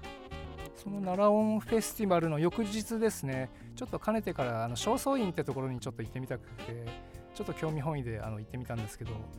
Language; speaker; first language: Japanese; native; Japanese